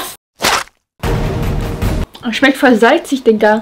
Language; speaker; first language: German; native; German